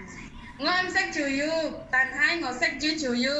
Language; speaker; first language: Cantonese; non-native, learner; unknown